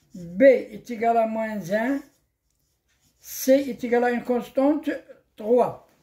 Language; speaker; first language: French; non-native, local second language; Arabic